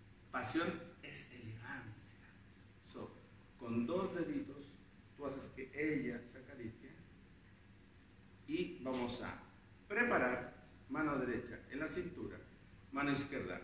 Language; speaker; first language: Spanish; native; Spanish